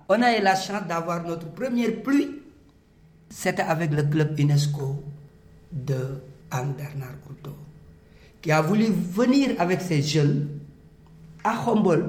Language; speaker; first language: French; non-native, local second language; Wolof